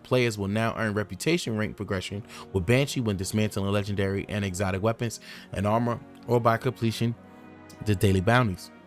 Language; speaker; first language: English; native; English